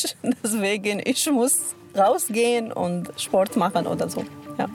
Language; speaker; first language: German; non-native, learner; Arabic